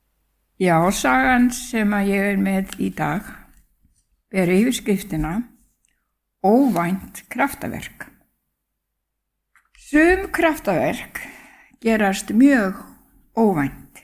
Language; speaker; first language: Icelandic; native; Icelandic